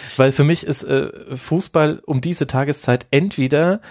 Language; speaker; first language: German; native; German